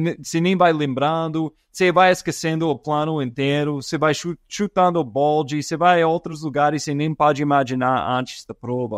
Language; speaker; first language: Portuguese; non-native, fluent; English